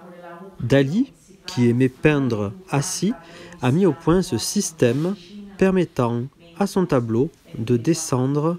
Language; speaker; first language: French; native; French